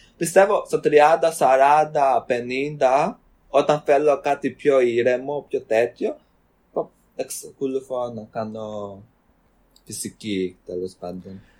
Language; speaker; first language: Greek; early bilingual, other home language; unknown